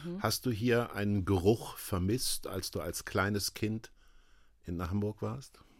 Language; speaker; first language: German; native; German